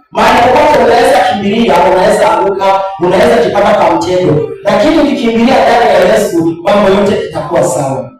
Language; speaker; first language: Swahili; non-native, local second language; Rundi